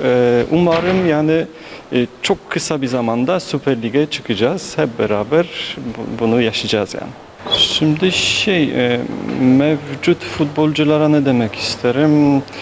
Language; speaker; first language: Turkish; non-native, fluent; Polish